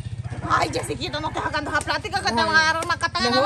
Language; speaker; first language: Spanish; native; Spanish